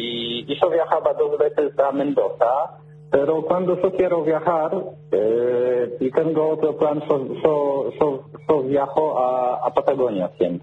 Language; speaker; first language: Spanish; non-native, learner; Polish